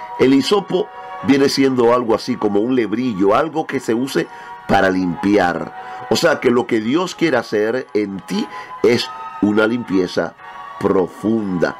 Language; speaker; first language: Spanish; native; Spanish